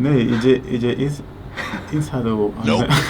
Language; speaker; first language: Korean; non-native, learner; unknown